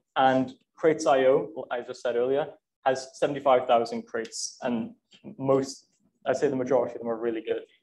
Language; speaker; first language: English; native; English